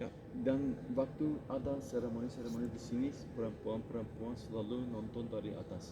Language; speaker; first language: Indonesian; non-native, learner; Turkish